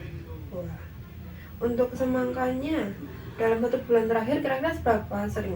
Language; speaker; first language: Indonesian; native; Indonesian